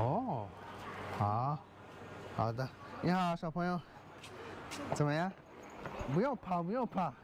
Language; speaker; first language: Chinese; non-native, fluent; English